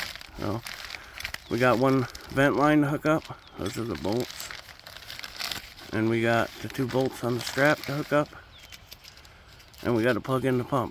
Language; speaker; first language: English; native; English